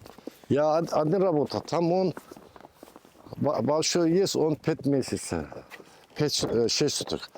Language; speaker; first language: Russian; non-native, learner; Turkish